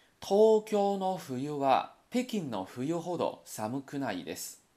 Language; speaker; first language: Japanese; non-native, fluent; Chinese